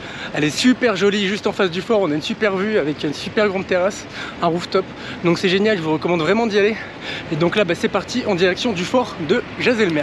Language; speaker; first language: French; native; French